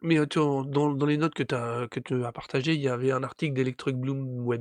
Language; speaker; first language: French; native; French